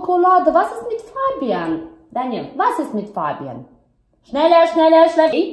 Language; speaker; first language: German; non-native, fluent; Russian